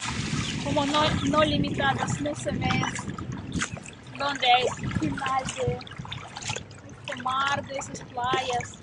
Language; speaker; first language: Spanish; non-native, learner; Russian